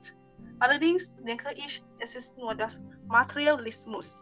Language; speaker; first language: German; non-native, learner; Thai